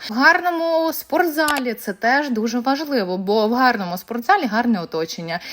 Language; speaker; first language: Ukrainian; non-native, local second language; Russian